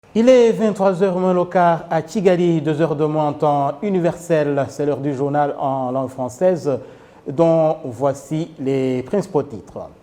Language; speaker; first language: French; non-native, local second language; Kinyarwanda